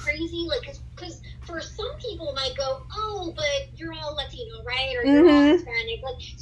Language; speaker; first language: English; early bilingual, other home language; Spanish